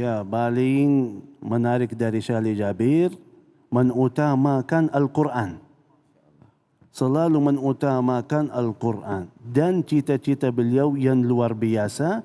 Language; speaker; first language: Indonesian; non-native, fluent; Arabic